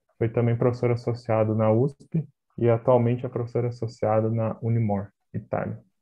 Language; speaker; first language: Portuguese; native; Portuguese